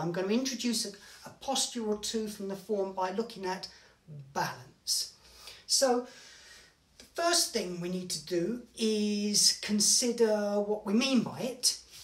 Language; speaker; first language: English; native; English